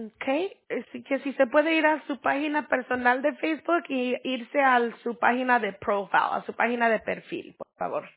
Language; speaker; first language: Spanish; early bilingual, heritage; Spanish